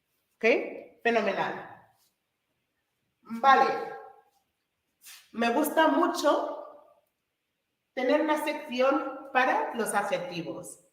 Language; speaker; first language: Spanish; non-native, fluent; English